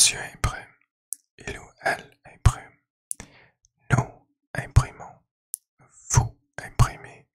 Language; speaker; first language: French; non-native, learner; English